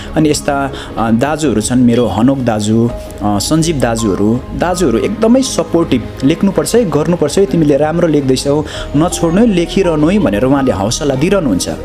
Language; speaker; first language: Nepali; native; Nepali